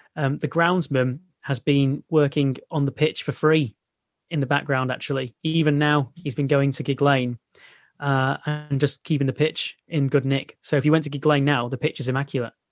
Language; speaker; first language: English; native; English